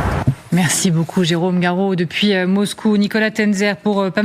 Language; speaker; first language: French; native; French